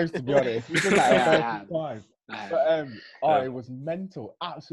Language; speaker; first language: English; native; English